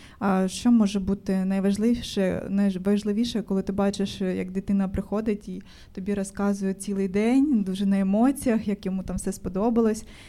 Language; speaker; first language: Ukrainian; native; Ukrainian